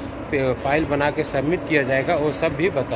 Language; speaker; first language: Hindi; native; Hindi